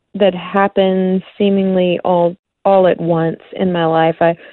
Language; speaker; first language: English; native; English